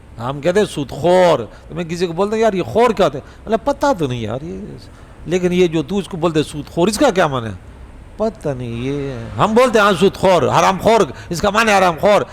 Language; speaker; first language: Urdu; non-native, local second language; Pashto